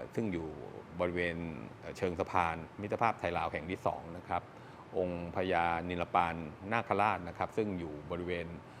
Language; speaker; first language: Thai; native; Thai